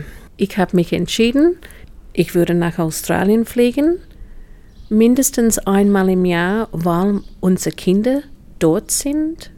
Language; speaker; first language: German; non-native, fluent; English